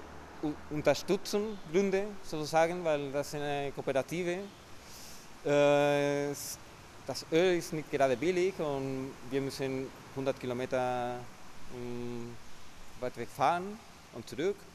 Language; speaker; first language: German; non-native, fluent; Spanish